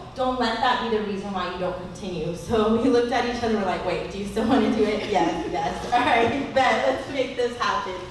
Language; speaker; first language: English; native; English